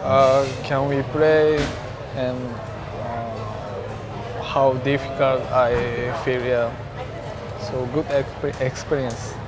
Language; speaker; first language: English; non-native, learner; Japanese